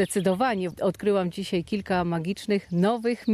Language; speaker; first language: Polish; native; Polish